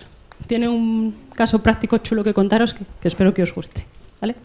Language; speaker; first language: Spanish; native; Spanish